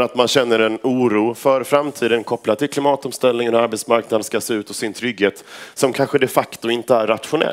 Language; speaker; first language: Swedish; native; Swedish